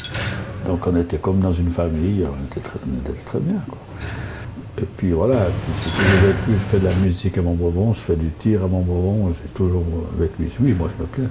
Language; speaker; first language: French; native; French